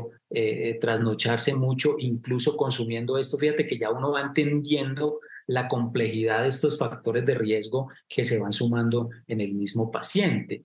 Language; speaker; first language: Spanish; native; Spanish